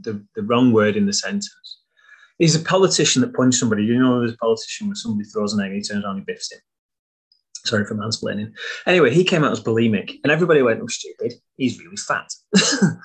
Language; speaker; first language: English; native; English